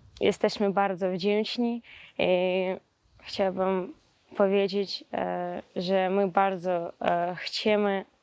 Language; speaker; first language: Polish; non-native, learner; Ukrainian